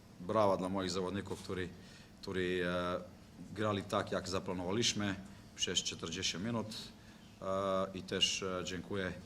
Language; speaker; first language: Polish; non-native, learner; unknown